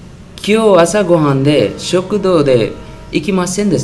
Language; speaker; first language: Japanese; non-native, learner; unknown